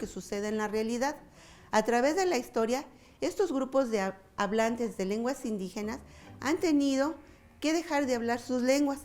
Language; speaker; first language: Spanish; native; Spanish